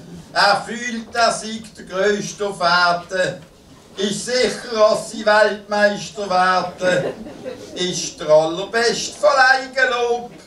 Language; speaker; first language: German; native; German